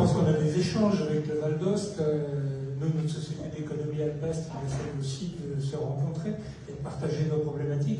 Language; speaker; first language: French; native; French